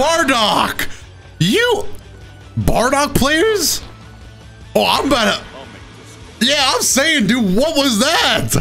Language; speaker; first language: English; native; English